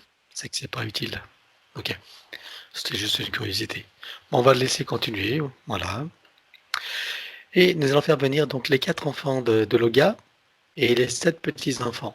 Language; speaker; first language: French; native; French